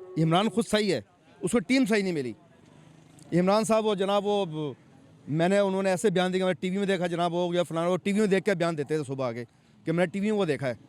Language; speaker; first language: Urdu; non-native, local second language; Punjabi